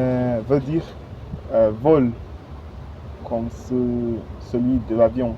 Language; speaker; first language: French; non-native, fluent; Portuguese